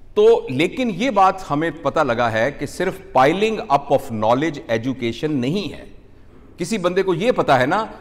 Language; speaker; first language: Urdu; non-native, local second language; Punjabi